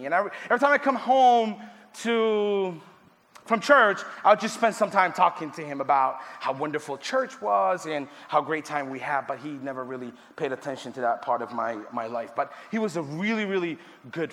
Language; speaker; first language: English; non-native, fluent; Tigrinya